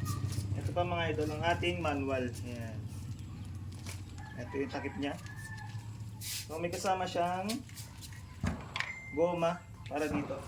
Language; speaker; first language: Filipino; native; Filipino